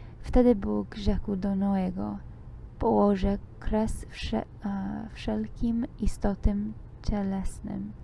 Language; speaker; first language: Polish; non-native, learner; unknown